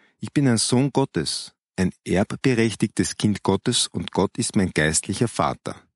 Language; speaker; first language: German; native; German